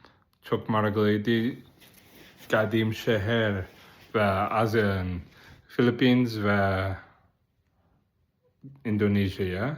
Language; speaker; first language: Turkish; non-native, learner; Azerbaijani